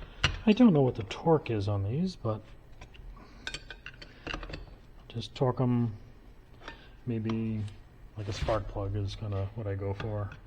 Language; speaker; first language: English; native; English